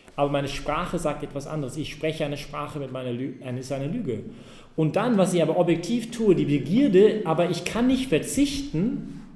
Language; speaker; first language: German; non-native, fluent; English